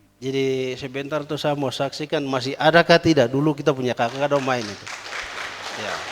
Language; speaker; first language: Indonesian; non-native, local second language; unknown